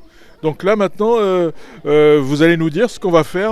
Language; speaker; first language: French; native; French